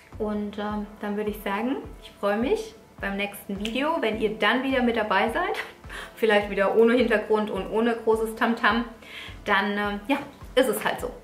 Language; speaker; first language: German; early bilingual, other home language; Italian